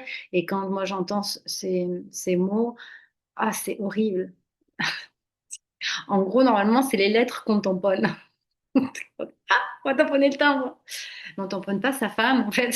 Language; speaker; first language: French; native; French